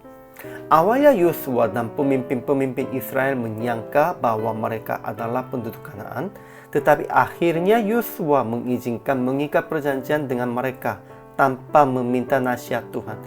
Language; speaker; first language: Indonesian; non-native, fluent; Korean